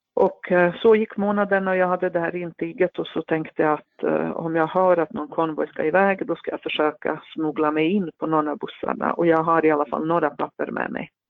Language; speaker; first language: Swedish; non-native, fluent; Bosnian